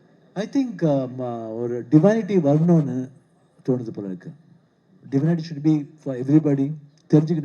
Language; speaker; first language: Tamil; non-native, local second language; Kannada